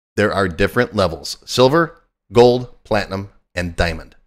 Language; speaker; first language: English; native; English